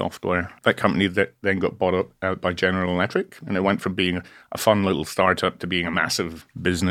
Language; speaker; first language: English; native; English